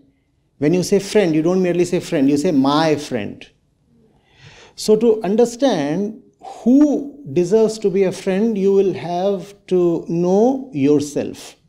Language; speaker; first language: English; non-native, local second language; Hindi